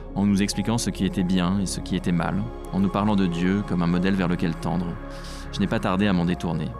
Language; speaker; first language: French; native; French